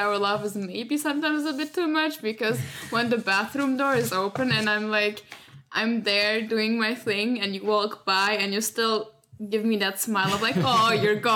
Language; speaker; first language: English; non-native, fluent; Slovak